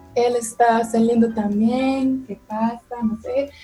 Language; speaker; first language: Spanish; non-native, learner; German